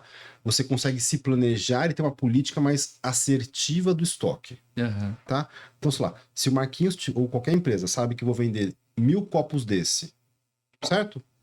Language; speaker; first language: Portuguese; native; Portuguese